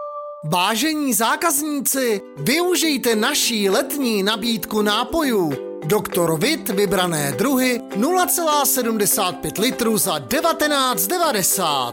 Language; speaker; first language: Czech; native; Czech